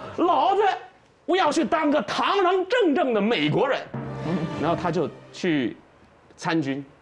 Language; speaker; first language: Chinese; native; Chinese